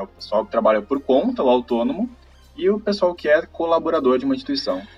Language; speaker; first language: Portuguese; native; Portuguese